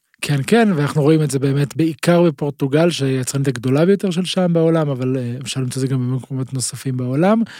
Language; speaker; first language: Hebrew; native; Hebrew